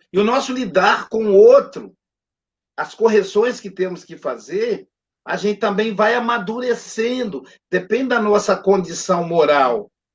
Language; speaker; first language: Portuguese; native; Portuguese